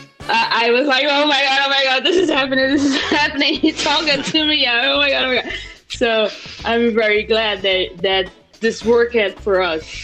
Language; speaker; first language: English; non-native, learner; Portuguese